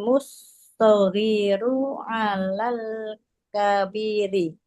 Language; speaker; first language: Arabic; non-native, learner; Indonesian